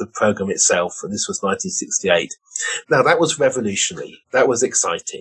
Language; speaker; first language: English; native; English